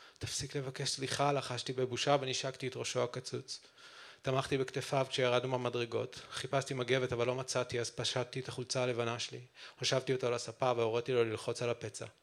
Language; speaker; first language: Hebrew; native; Hebrew